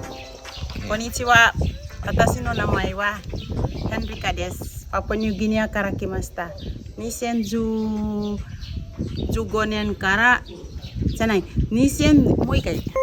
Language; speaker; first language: Japanese; non-native, learner; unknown